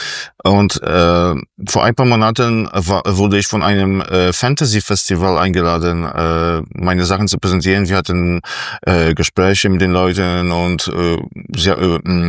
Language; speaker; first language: German; non-native, fluent; Polish